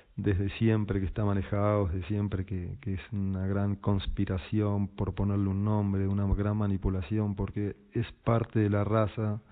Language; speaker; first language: Spanish; native; Spanish